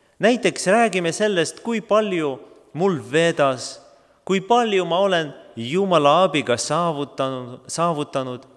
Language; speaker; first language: Estonian; non-native, local second language; Russian